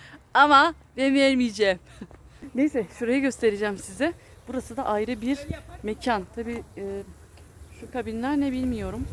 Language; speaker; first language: Turkish; native; Turkish